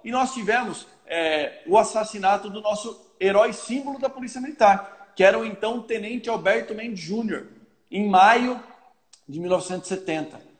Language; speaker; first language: Portuguese; native; Portuguese